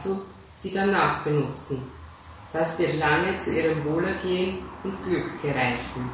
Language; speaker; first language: German; native; German